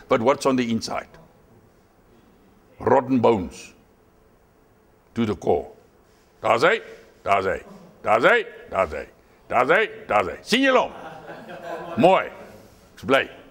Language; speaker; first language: English; non-native, local second language; Afrikaans